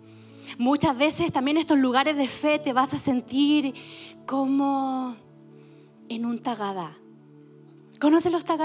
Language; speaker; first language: Spanish; native; Spanish